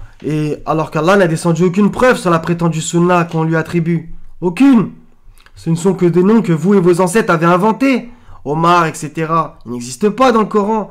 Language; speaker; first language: French; native; French